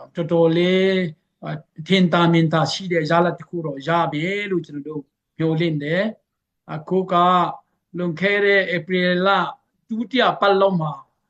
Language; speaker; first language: Burmese; non-native, local second language; Hakha Chin